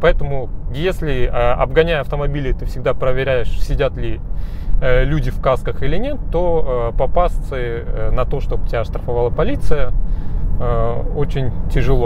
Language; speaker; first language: Russian; native; Russian